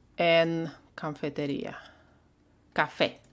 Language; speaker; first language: Spanish; non-native, fluent; Russian